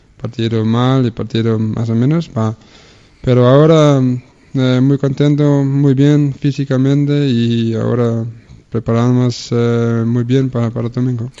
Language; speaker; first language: Spanish; non-native, learner; Danish